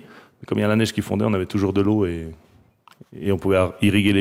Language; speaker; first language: French; native; French